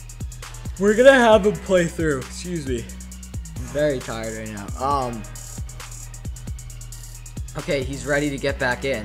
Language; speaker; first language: English; native; English